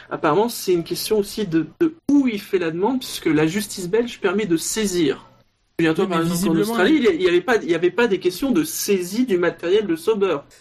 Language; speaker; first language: French; native; French